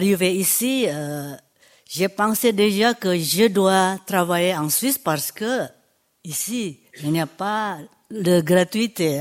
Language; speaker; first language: French; non-native, fluent; Indonesian